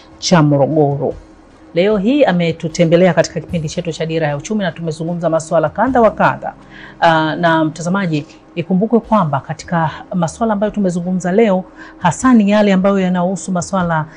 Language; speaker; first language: Swahili; native; Swahili